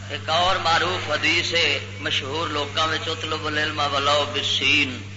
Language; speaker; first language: Urdu; non-native, local second language; Punjabi